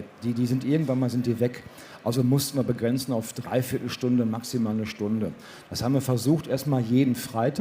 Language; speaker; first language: German; native; German